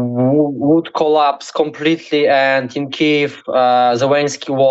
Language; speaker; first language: English; non-native, learner; Polish